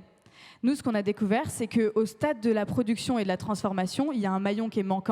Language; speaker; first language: French; native; French